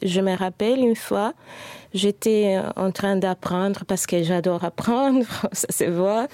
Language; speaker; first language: French; non-native, fluent; Spanish